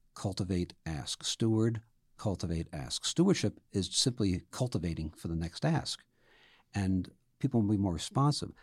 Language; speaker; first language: English; native; English